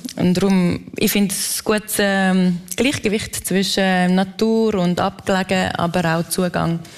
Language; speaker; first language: German; native; German